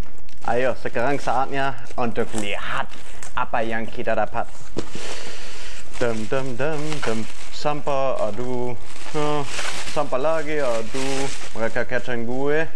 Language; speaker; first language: Indonesian; non-native, fluent; German